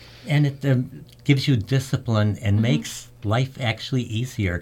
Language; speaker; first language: English; early bilingual, other home language; Czech